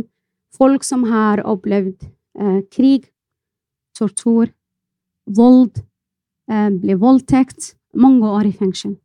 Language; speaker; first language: Norwegian; non-native, fluent; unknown